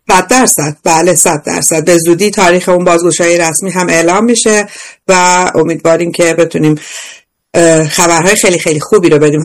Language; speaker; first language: Persian; native; Persian